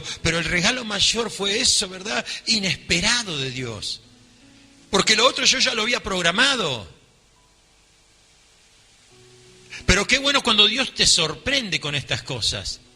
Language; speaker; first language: Spanish; native; Spanish